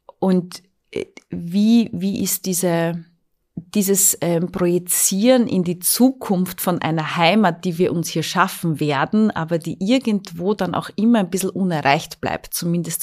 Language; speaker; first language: German; native; German